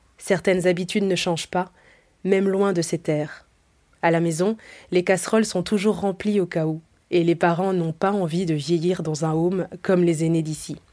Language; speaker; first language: French; early bilingual, other home language; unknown